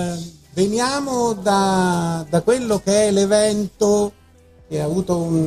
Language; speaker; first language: Italian; native; Italian